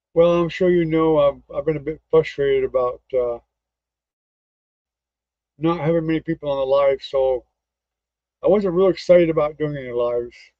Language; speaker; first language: English; native; English